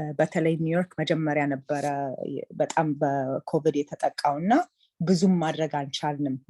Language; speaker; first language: Amharic; early bilingual, heritage; Amharic